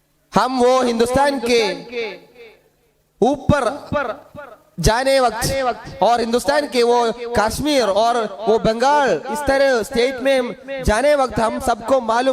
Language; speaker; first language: Hindi; non-native, local second language; Malayalam